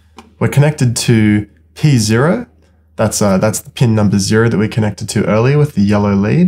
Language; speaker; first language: English; native; English